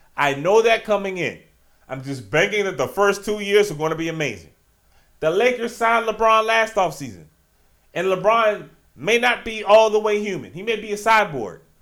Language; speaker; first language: English; native; English